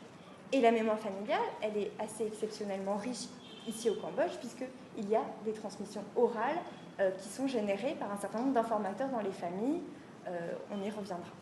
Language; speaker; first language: French; native; French